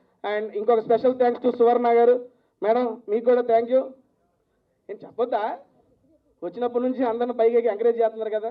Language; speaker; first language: Telugu; native; Telugu